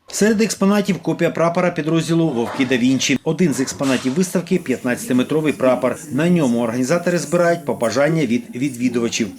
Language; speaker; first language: Ukrainian; native; Ukrainian